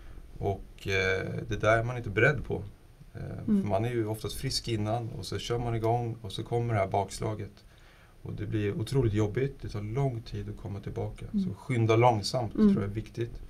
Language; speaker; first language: Swedish; non-native, fluent; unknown